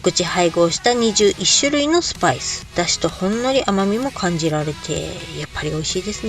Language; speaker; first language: Japanese; native; Japanese